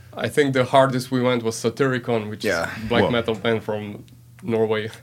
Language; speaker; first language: English; non-native, fluent; Slovenian